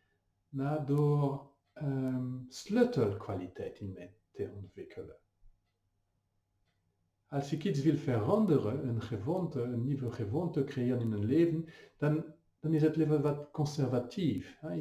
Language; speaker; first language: Dutch; non-native, fluent; French